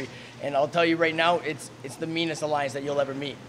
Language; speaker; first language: English; native; English